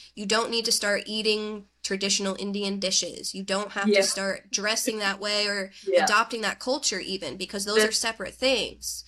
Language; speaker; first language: English; native; English